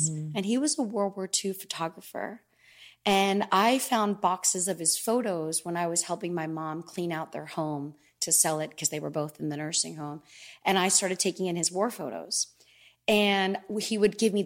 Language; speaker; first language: English; native; English